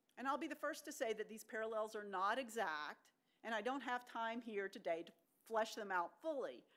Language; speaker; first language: English; native; English